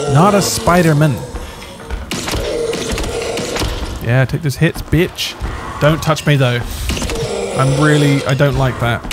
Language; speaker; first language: English; native; English